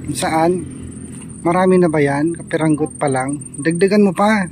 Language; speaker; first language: Filipino; native; Filipino